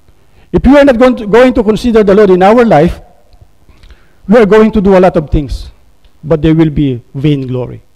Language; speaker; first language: English; non-native, local second language; Filipino